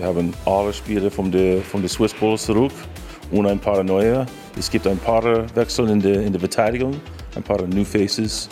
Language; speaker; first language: German; non-native, fluent; English